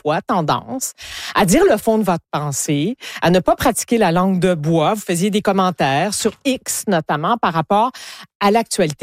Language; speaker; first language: French; native; French